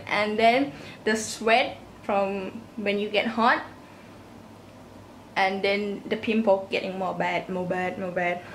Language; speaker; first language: English; non-native, learner; Thai